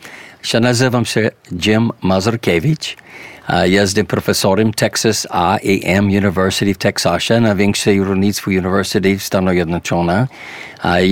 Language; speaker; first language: Polish; early bilingual, heritage; English